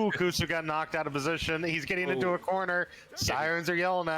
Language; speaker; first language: English; native; English